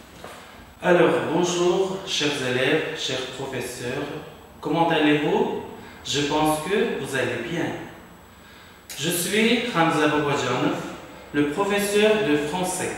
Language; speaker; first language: French; non-native, fluent; Uzbek